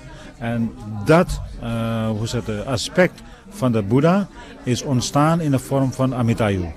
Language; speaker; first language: Dutch; non-native, fluent; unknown